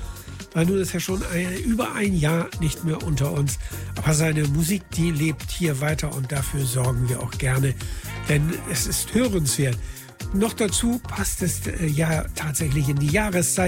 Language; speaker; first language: German; native; German